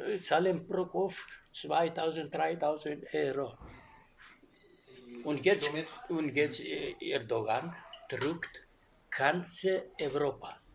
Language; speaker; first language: German; non-native, learner; Greek